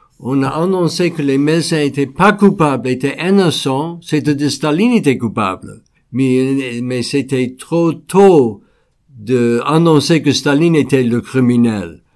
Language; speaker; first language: French; non-native, fluent; English